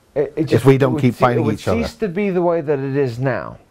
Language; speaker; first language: English; native; English